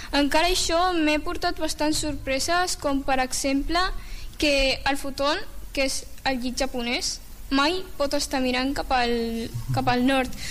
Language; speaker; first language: Catalan; early bilingual, other home language; Arabic